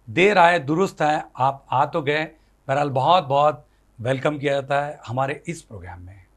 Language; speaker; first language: Hindi; native; Hindi